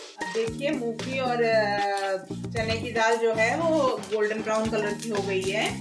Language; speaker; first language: Hindi; non-native, local second language; Tamil